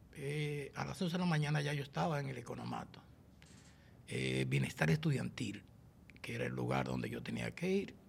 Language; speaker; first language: Spanish; native; Spanish